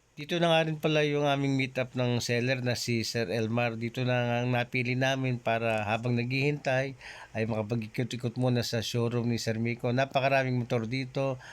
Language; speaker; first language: Filipino; native; Filipino